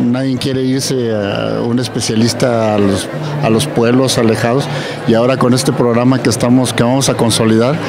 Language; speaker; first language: Spanish; native; Spanish